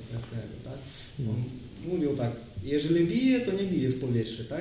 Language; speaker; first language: Polish; non-native, learner; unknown